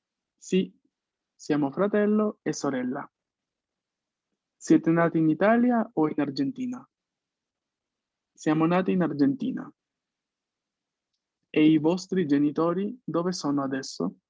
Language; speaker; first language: Italian; non-native, fluent; Spanish